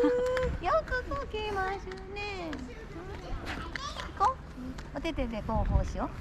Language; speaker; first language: Japanese; native; Japanese